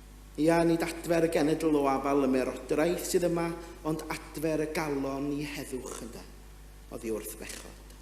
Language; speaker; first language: Welsh; native; Welsh